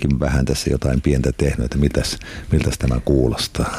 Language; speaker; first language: Finnish; native; Finnish